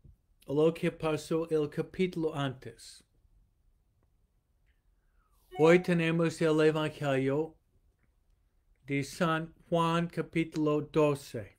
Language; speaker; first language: Spanish; non-native, fluent; English